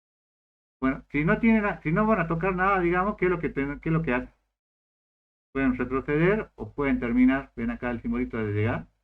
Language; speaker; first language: Spanish; native; Spanish